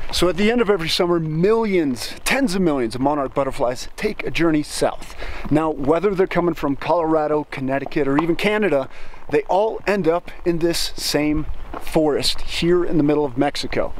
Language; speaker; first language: English; native; English